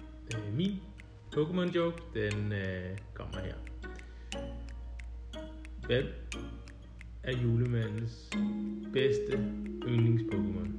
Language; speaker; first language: Danish; native; Danish